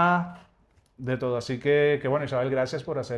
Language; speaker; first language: Spanish; native; Spanish